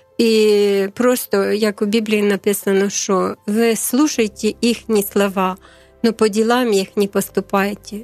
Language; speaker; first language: Ukrainian; native; Ukrainian